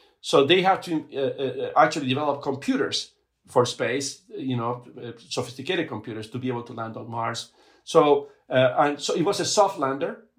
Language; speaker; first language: English; non-native, fluent; Spanish